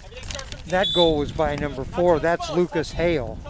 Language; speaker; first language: English; native; English